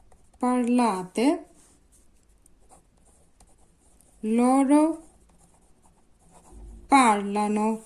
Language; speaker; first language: Italian; non-native, fluent; Bangla